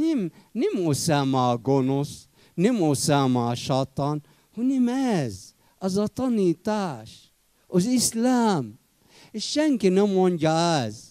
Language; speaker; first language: Hungarian; non-native, fluent; Arabic